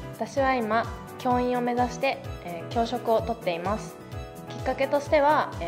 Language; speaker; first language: Japanese; non-native, fluent; Chinese